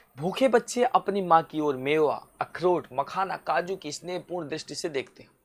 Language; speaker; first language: Hindi; native; Hindi